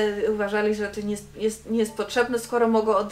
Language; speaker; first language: Polish; non-native, fluent; Dutch